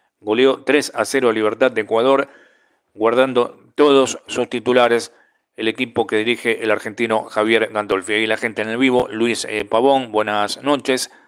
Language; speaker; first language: Spanish; native; Spanish